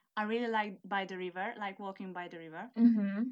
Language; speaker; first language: English; non-native, fluent; Hungarian